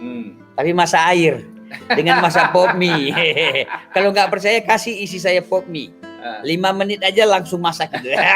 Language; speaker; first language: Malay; non-native, local second language; Achinese